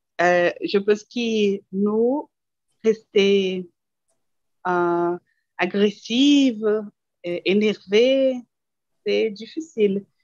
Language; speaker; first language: French; non-native, learner; Portuguese